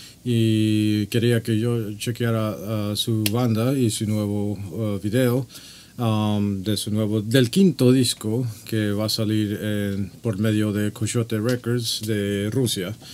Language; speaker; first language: Spanish; non-native, learner; English